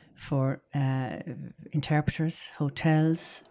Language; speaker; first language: English; native; English